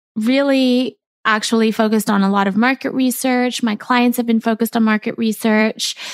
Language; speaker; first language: English; native; English